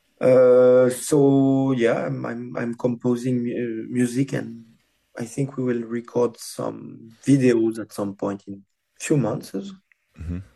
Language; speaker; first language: English; non-native, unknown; French